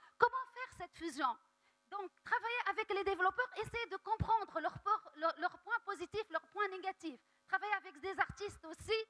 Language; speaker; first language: French; non-native, local second language; Arabic